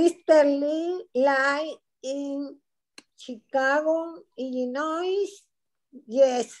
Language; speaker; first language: English; non-native, learner; Spanish